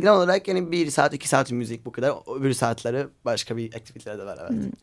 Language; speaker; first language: Turkish; non-native, learner; Arabic